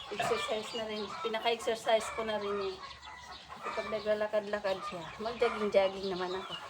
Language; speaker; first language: Filipino; native; Filipino